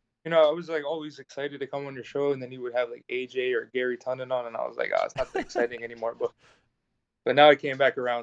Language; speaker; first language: English; native; English